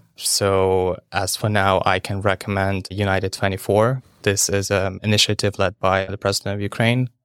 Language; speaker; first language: English; non-native, fluent; Ukrainian